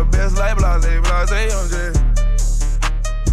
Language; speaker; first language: English; native; English